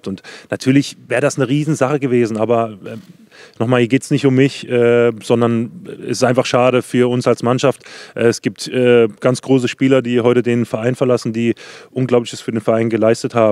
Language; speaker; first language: German; native; German